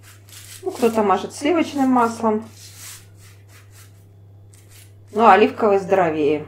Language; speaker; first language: Russian; native; Russian